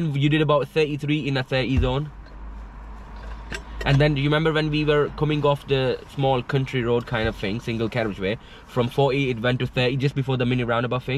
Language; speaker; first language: English; non-native, fluent; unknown